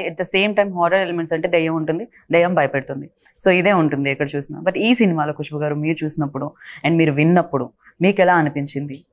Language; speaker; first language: Telugu; native; Telugu